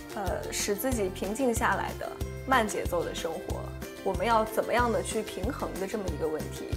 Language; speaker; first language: Chinese; native; Chinese